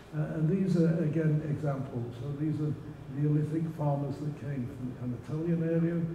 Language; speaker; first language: English; native; English